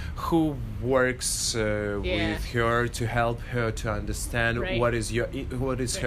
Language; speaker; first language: English; non-native, fluent; Russian